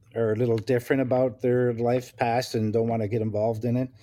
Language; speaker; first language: English; native; English